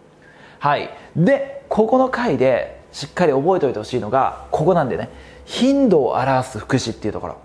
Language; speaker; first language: Japanese; native; Japanese